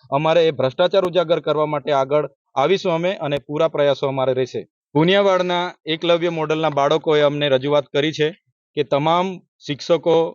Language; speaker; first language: Gujarati; native; Gujarati